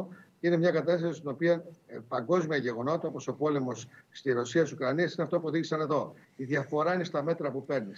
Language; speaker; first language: Greek; native; Greek